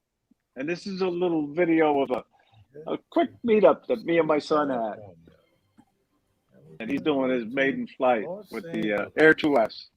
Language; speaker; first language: English; native; English